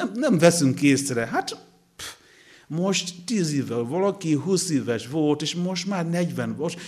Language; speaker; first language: Hungarian; non-native, fluent; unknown